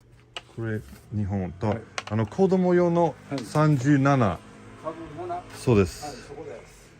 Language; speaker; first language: Japanese; non-native, learner; English